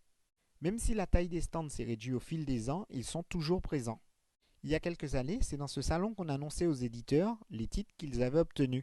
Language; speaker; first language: French; native; French